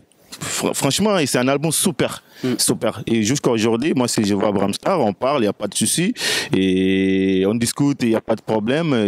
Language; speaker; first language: French; non-native, fluent; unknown